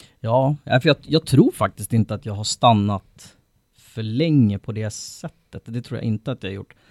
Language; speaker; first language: Swedish; native; Swedish